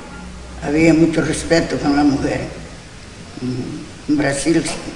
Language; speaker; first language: Spanish; non-native, local second language; Galician